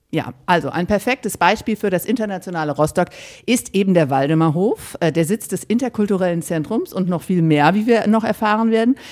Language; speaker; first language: German; native; German